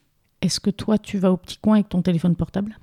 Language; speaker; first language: French; native; French